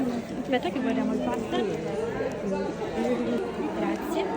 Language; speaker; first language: Italian; native; Italian